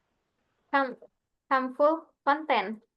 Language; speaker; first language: English; non-native, fluent; Indonesian